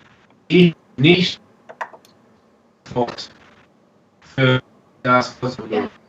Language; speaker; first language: German; non-native, learner; English